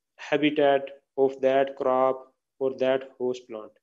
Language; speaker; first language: English; non-native, local second language; Urdu